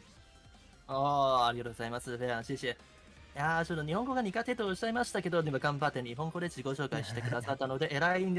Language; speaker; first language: Japanese; native; Japanese